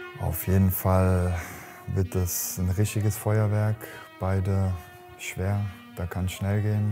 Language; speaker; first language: German; native; German